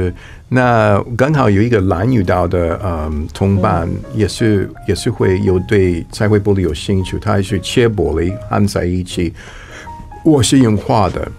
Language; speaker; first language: Chinese; non-native, fluent; English